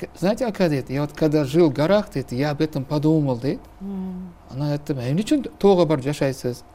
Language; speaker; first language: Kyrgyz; non-native, local second language; Uzbek